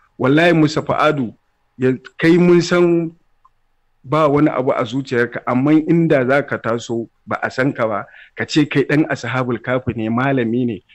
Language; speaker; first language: Hausa; native; Hausa